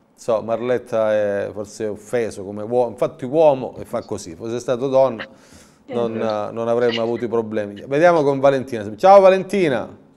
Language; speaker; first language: Italian; native; Italian